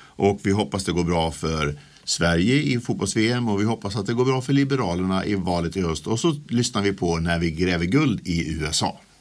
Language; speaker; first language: Swedish; native; Swedish